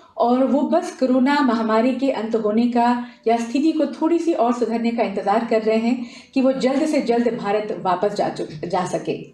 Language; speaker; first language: Hindi; native; Hindi